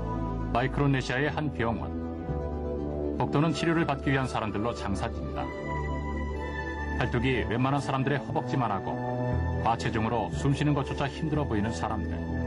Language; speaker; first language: Korean; native; Korean